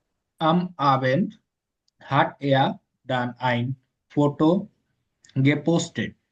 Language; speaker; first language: German; non-native, learner; Bangla